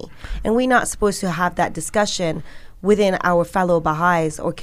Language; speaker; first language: English; non-native, local second language; Malay